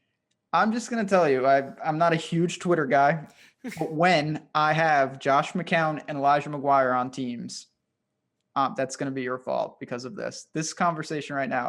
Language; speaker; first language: English; native; English